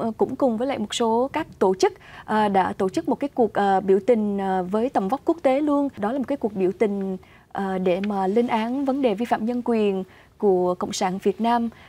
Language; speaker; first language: Vietnamese; early bilingual, heritage; Vietnamese